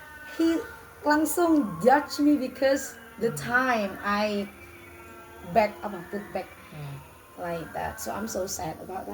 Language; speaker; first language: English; non-native, learner; Indonesian